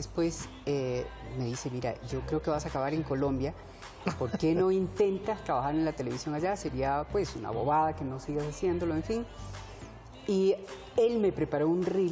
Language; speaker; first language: Spanish; early bilingual, heritage; Spanish